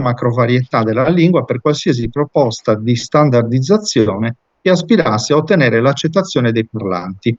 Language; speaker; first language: Italian; native; Italian